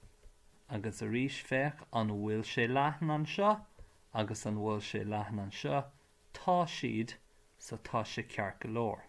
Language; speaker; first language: Irish; non-native, local second language; English